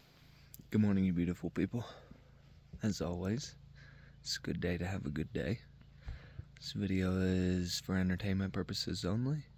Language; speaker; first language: English; native; English